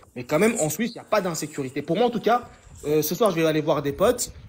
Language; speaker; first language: French; native; French